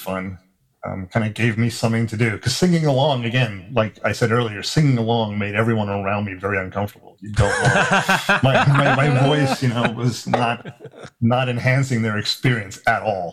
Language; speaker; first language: English; native; English